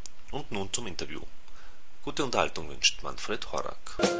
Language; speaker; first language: German; native; German